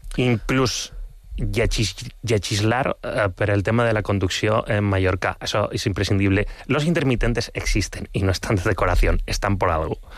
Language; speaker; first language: Catalan; native; Catalan